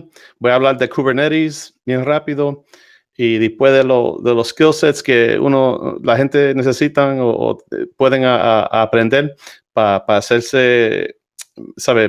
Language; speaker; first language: Spanish; early bilingual, heritage; English